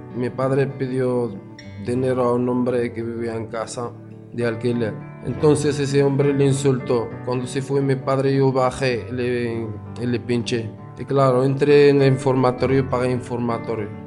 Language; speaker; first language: Spanish; non-native, fluent; Arabic